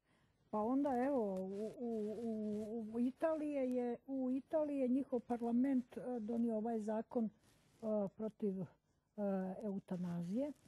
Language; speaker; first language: Croatian; native; Croatian